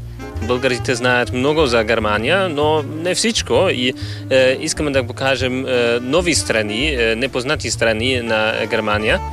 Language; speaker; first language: Bulgarian; non-native, fluent; German